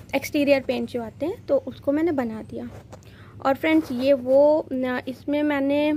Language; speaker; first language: Hindi; native; Hindi